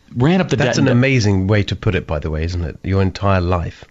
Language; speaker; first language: English; native; English